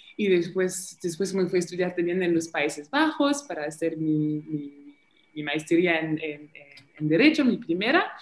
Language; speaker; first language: Spanish; non-native, fluent; French